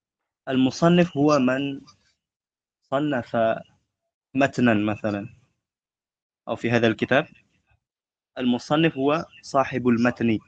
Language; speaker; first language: Arabic; non-native, fluent; Indonesian